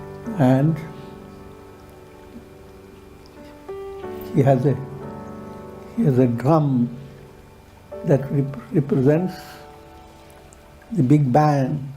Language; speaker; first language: English; non-native, local second language; Hindi